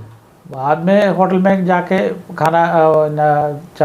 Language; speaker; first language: Hindi; non-native, local second language; Malayalam